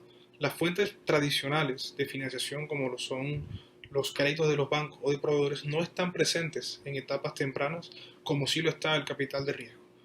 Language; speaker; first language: Spanish; native; Spanish